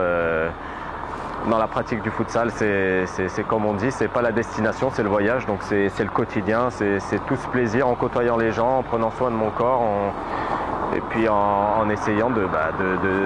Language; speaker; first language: French; native; French